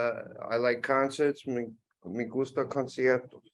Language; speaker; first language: Spanish; non-native, learner; English